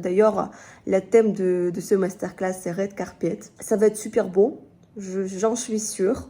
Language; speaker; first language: French; non-native, fluent; Russian